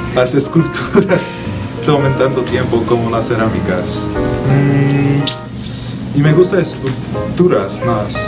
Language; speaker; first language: Spanish; non-native, learner; English